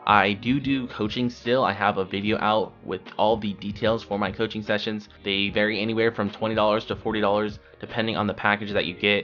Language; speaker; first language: English; native; English